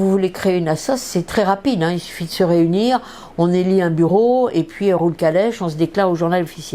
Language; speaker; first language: French; native; French